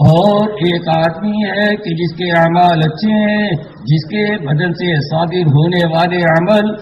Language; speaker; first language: Urdu; native; Urdu